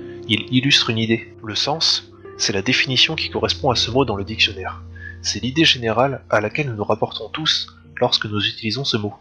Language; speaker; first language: French; native; French